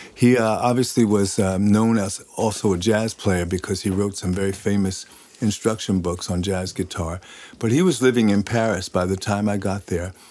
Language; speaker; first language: English; native; English